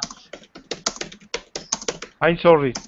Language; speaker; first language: English; non-native, learner; Spanish